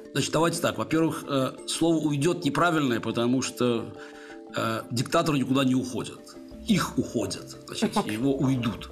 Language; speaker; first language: Russian; native; Russian